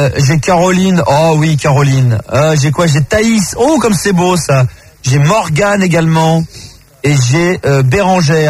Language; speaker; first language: French; native; French